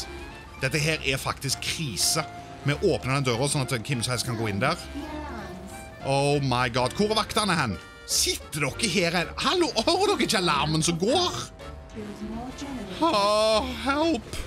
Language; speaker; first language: Norwegian; native; Norwegian